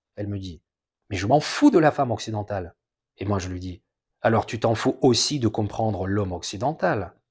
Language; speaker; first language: French; non-native, fluent; Russian